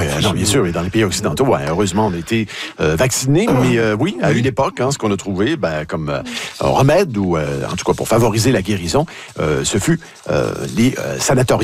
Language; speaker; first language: French; native; French